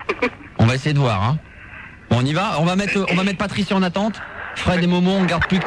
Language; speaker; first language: French; native; French